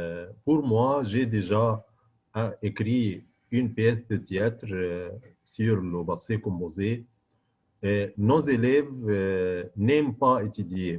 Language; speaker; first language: French; non-native, fluent; Arabic